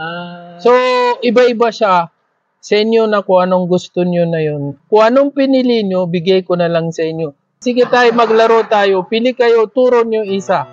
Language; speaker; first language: Filipino; non-native, learner; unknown